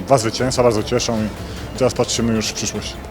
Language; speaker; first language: Polish; native; Polish